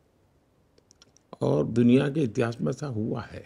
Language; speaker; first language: Hindi; non-native, local second language; Gujarati